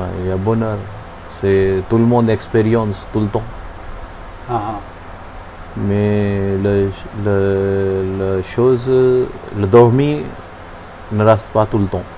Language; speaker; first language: French; non-native, learner; Hindi